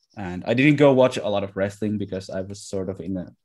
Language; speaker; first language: English; non-native, fluent; Finnish